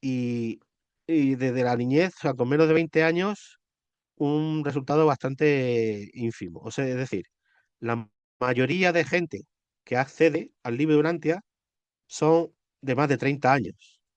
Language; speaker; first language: Spanish; native; Spanish